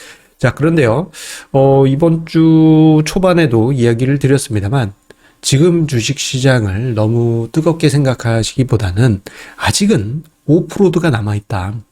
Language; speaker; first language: Korean; native; Korean